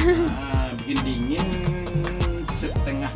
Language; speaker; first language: Indonesian; non-native, local second language; Balinese